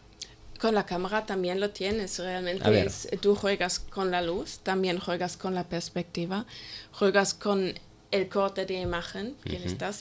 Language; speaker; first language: Spanish; non-native, fluent; German